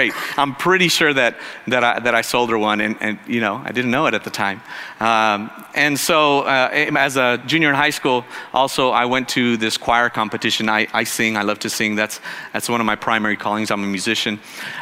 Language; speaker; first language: English; native; English